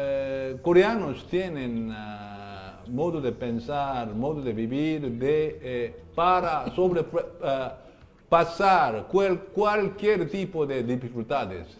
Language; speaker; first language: Spanish; non-native, learner; Korean